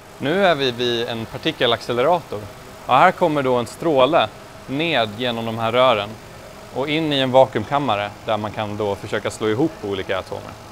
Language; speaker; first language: Swedish; early bilingual, other home language; Dutch